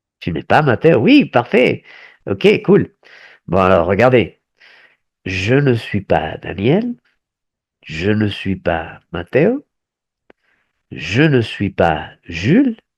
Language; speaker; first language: French; non-native, fluent; Spanish